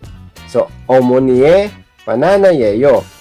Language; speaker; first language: Korean; non-native, learner; Filipino